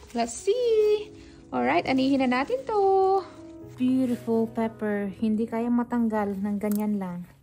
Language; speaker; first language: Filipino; non-native, local second language; Hiligaynon